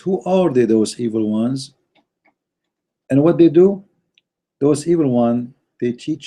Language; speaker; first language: English; non-native, fluent; Arabic